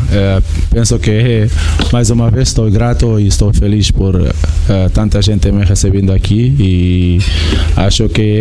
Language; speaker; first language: Spanish; non-native, fluent; Portuguese